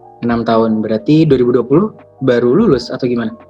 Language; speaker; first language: Indonesian; native; Indonesian